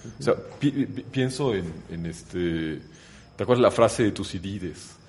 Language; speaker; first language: Spanish; native; Spanish